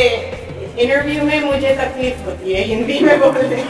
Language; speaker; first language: Hindi; early bilingual, heritage; English